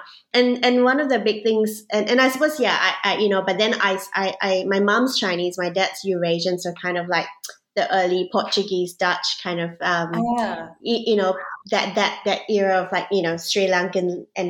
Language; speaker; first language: English; native; English